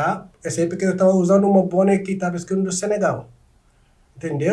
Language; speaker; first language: Portuguese; non-native, learner; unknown